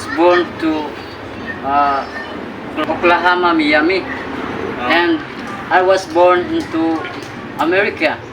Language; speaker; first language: English; non-native, learner; Cebuano